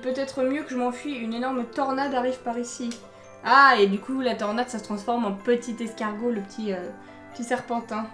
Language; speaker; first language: French; native; French